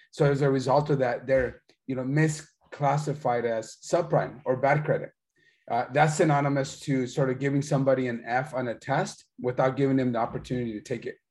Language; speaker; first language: English; early bilingual, other home language; Spanish